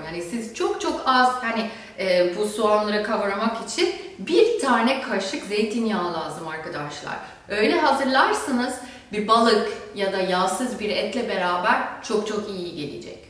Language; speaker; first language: Turkish; non-native, fluent; German